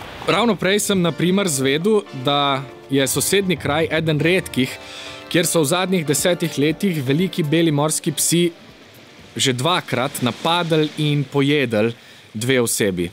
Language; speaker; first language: Slovenian; native; Slovenian